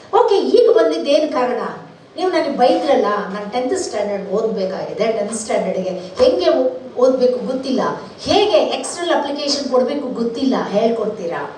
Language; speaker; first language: Kannada; non-native, local second language; Telugu